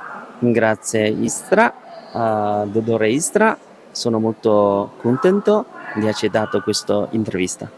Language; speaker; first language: Italian; non-native, learner; Chinese